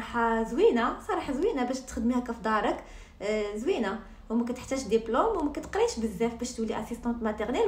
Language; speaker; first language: Arabic; native; Arabic